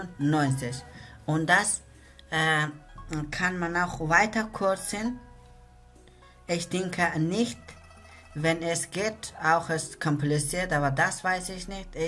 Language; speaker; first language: German; non-native, learner; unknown